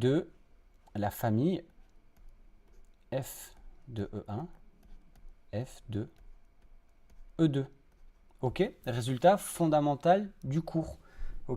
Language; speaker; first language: French; native; French